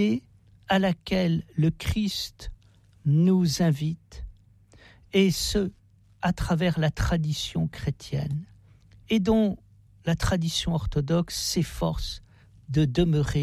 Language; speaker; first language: French; native; French